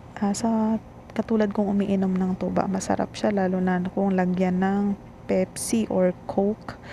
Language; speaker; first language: Filipino; non-native, local second language; Cebuano